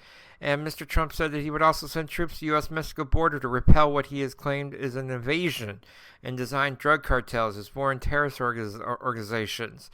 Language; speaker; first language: English; native; English